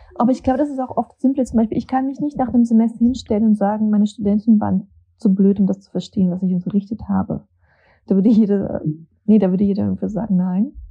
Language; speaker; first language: German; early bilingual, other home language; Russian